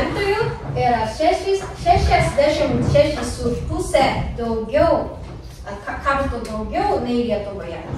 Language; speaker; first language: Lithuanian; non-native, learner; Japanese